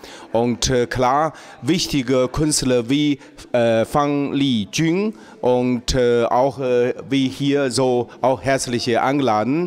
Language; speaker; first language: German; non-native, learner; Chinese